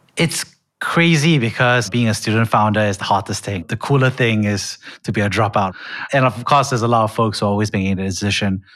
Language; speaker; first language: English; native; English